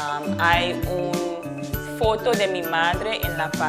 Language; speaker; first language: Spanish; non-native, fluent; English